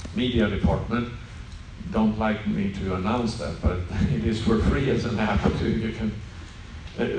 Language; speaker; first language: English; non-native, fluent; Swedish